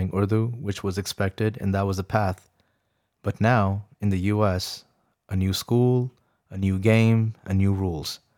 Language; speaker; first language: English; early bilingual, other home language; Urdu